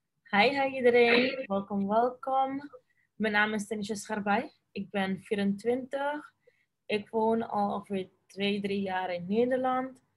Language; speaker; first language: Dutch; non-native, local second language; Papiamento